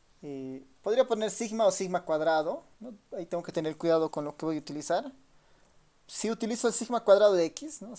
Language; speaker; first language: Spanish; native; Spanish